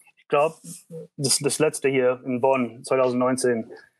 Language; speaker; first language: German; early bilingual, heritage; German